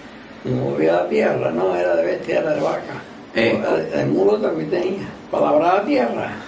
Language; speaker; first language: Spanish; native; Spanish